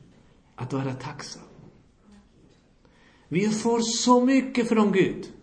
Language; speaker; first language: Swedish; non-native, fluent; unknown